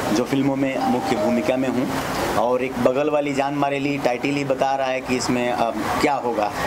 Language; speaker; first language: Hindi; native; Hindi